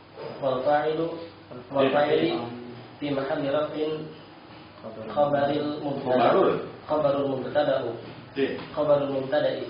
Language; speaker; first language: Arabic; non-native, learner; Indonesian